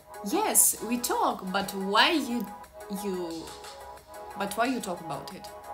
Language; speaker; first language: English; non-native, learner; Russian